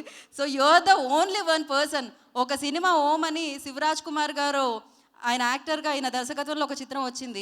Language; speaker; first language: Telugu; native; Telugu